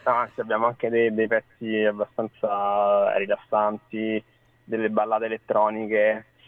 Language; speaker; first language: Italian; native; Italian